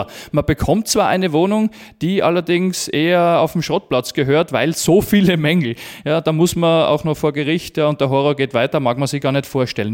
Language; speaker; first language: German; native; German